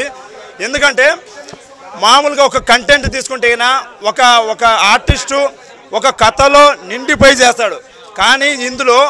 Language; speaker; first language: Telugu; native; Telugu